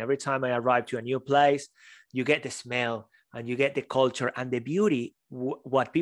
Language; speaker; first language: English; non-native, fluent; Spanish